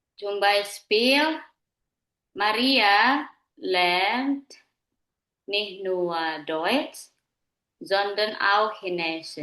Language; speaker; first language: German; non-native, fluent; Indonesian